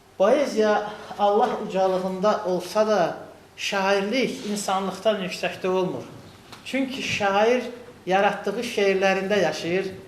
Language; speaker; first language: Azerbaijani; non-native, local second language; Lezghian